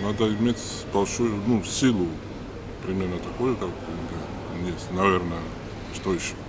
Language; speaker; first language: Russian; non-native, fluent; Georgian